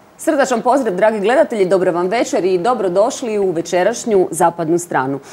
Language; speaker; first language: Croatian; native; Croatian